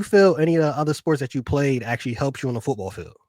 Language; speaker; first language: English; native; English